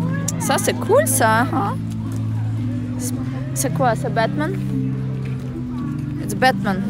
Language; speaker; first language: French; non-native, fluent; Russian